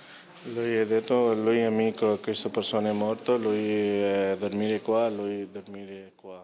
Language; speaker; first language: Italian; non-native, learner; Nepali